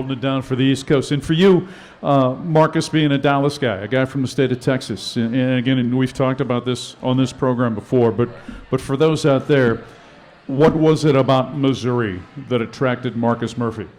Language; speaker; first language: English; native; English